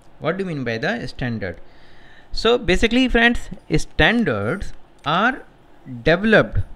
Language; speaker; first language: English; non-native, local second language; Hindi